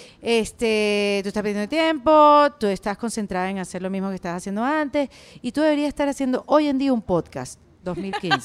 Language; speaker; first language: Spanish; native; Spanish